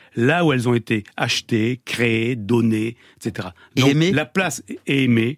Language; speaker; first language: French; native; French